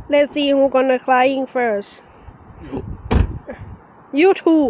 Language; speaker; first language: English; non-native, learner; Thai